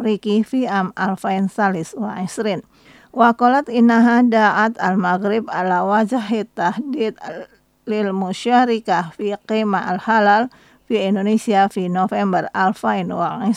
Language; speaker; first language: Arabic; non-native, fluent; Indonesian